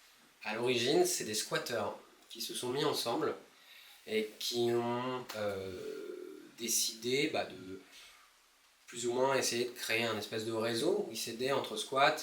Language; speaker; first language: French; native; French